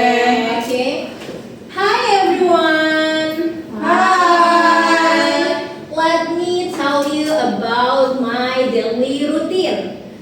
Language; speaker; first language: English; non-native, learner; Indonesian